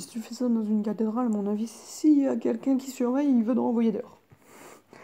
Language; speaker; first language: French; native; French